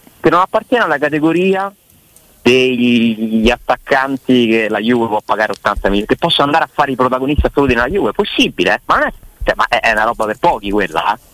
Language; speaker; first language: Italian; native; Italian